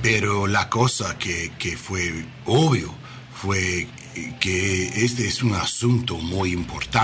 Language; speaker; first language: Spanish; non-native, learner; English